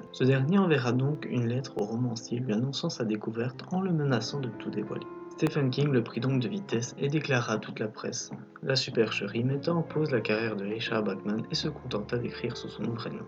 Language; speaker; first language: French; native; French